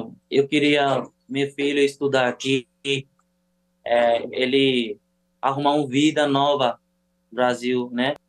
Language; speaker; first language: Portuguese; non-native, learner; Bangla